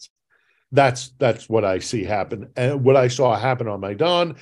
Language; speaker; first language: English; native; English